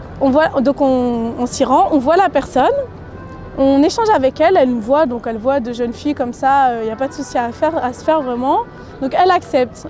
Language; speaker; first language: French; early bilingual, other home language; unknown